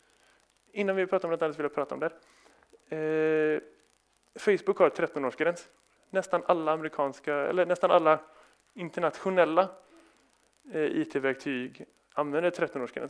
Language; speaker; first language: Swedish; native; Swedish